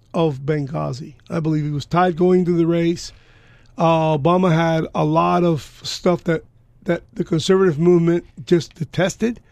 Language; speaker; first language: English; early bilingual, other home language; Spanish